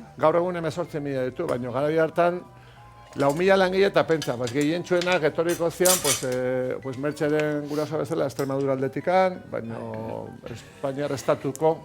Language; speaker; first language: Basque; non-native, local second language; Spanish